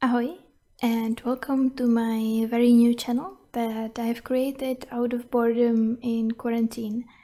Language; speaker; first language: English; non-native, fluent; Czech